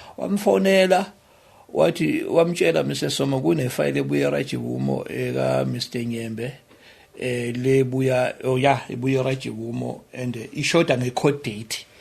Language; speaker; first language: Zulu; native; Zulu